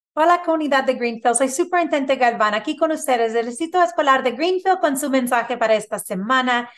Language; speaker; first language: Spanish; early bilingual, heritage; Spanish